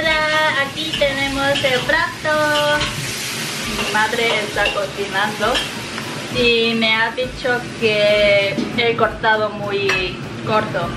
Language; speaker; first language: Spanish; non-native, fluent; Chinese